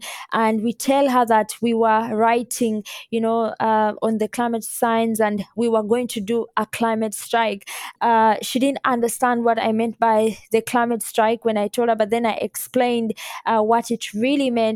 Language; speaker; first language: English; non-native, local second language; Ganda